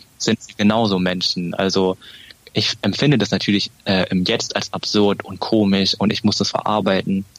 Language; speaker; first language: German; early bilingual, other home language; Vietnamese